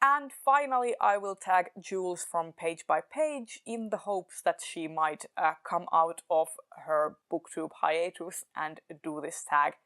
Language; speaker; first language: English; non-native, fluent; Finnish